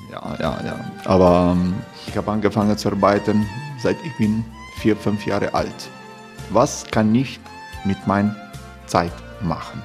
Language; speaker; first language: German; non-native, fluent; Croatian